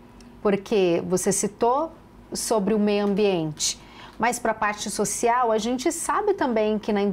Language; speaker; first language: Portuguese; native; Portuguese